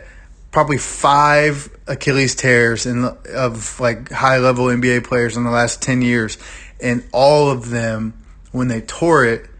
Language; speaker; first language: English; native; English